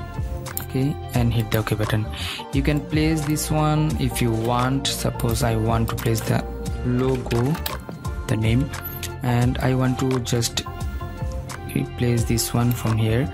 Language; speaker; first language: English; non-native, fluent; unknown